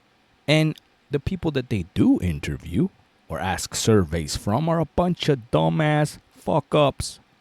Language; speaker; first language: English; native; English